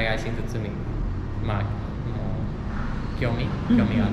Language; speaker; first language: Japanese; non-native, fluent; Spanish